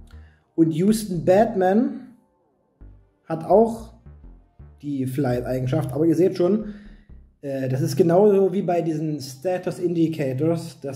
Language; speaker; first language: German; native; German